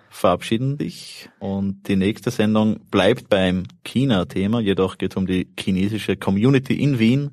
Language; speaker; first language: German; native; German